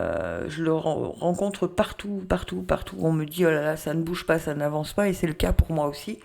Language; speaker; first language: French; native; French